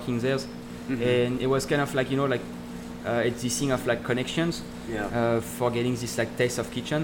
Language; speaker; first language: English; non-native, learner; French